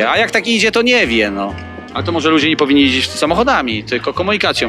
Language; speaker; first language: Polish; native; Polish